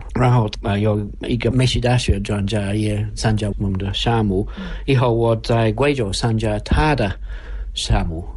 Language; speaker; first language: Chinese; non-native, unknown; English